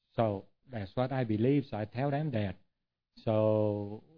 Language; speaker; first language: English; non-native, fluent; Vietnamese